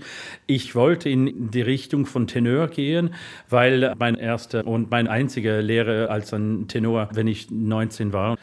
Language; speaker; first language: German; non-native, fluent; English